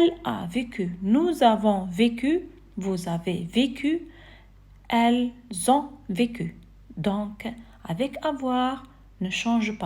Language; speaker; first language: French; non-native, fluent; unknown